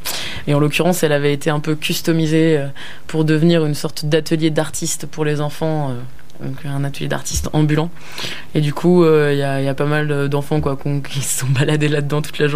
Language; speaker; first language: French; native; French